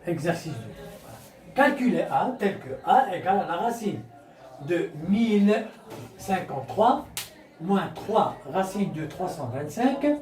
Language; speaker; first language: French; non-native, local second language; Arabic